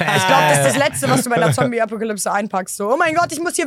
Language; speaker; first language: German; native; German